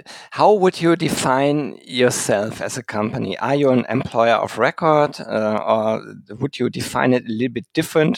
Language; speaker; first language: English; non-native, fluent; German